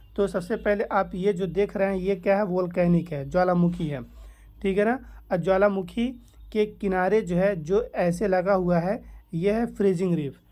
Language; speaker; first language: Hindi; native; Hindi